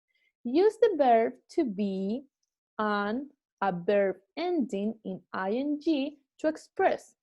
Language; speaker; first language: English; non-native, fluent; Spanish